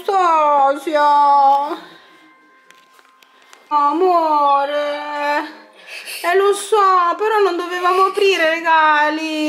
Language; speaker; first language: Italian; native; Italian